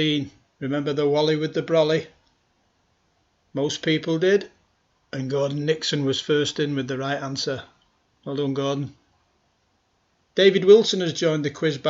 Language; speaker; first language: English; native; English